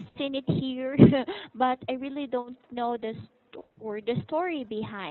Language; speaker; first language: English; non-native, local second language; Filipino